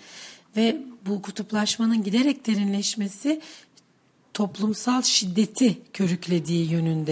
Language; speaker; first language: Turkish; native; Turkish